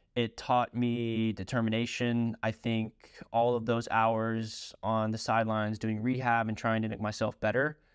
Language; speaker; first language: English; native; English